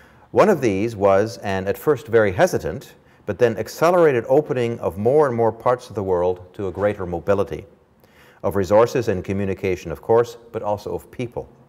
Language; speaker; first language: English; early bilingual, other home language; German